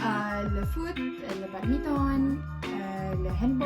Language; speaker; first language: French; non-native, fluent; Malay